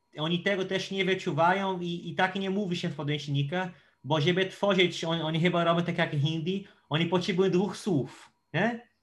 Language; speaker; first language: Polish; non-native, fluent; Portuguese